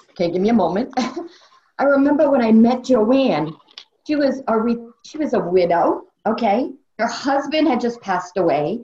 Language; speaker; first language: English; native; English